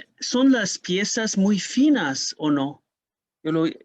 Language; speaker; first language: Spanish; non-native, fluent; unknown